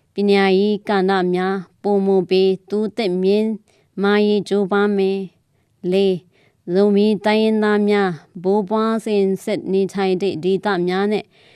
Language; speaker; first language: Burmese; non-native, local second language; Tedim Chin